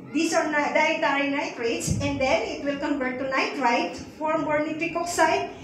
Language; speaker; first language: English; non-native, local second language; Filipino